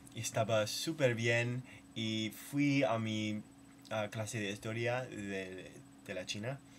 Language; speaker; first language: Spanish; non-native, learner; English